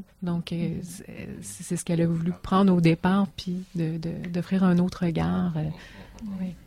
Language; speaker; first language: French; native; French